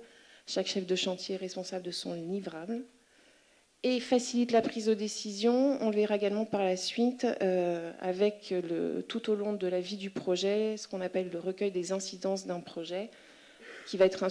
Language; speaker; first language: French; native; French